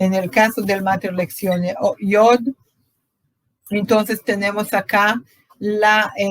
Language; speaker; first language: Spanish; non-native, fluent; Portuguese